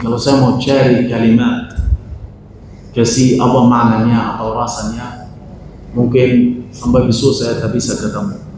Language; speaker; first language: Indonesian; non-native, fluent; Arabic